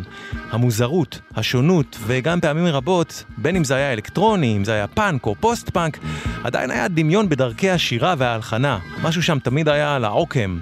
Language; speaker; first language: Hebrew; native; Hebrew